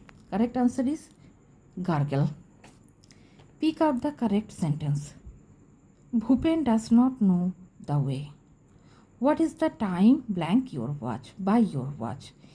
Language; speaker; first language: English; non-native, local second language; Bangla